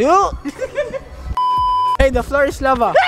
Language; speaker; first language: Japanese; non-native, learner; Filipino